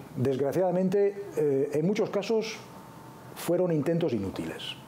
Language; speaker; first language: Spanish; non-native, fluent; Polish